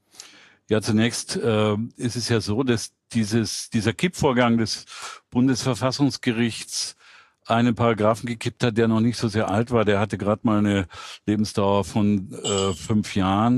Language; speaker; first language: German; native; German